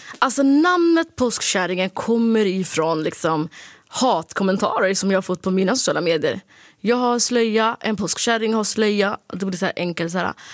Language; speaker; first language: Swedish; early bilingual, other home language; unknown